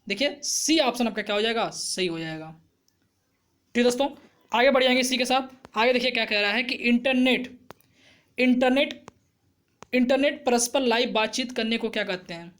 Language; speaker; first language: Hindi; native; Hindi